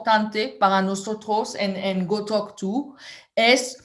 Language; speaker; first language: Spanish; non-native, fluent; French